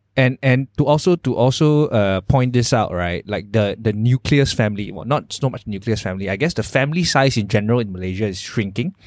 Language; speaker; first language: English; non-native, local second language; Chinese